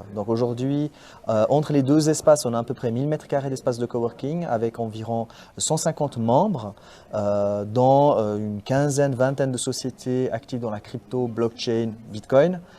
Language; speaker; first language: French; native; French